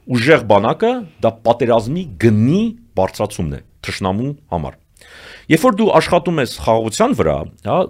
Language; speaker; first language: Armenian; native; Armenian